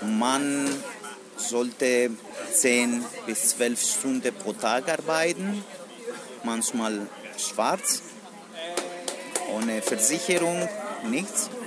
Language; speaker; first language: German; non-native, learner; Greek